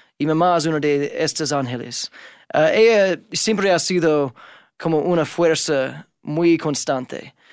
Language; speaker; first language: Spanish; non-native, fluent; English